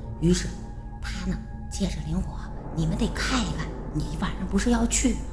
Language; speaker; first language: Chinese; native; Chinese